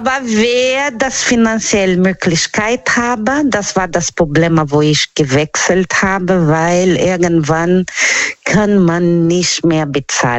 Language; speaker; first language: German; non-native, learner; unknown